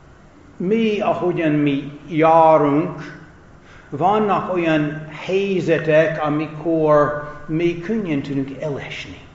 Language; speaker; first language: Hungarian; non-native, fluent; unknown